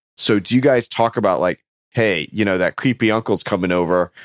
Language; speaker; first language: English; native; English